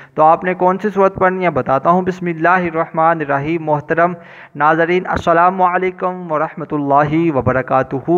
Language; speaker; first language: Urdu; non-native, local second language; Punjabi